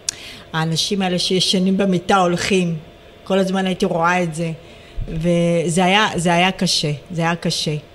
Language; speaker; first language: Hebrew; early bilingual, other home language; Amharic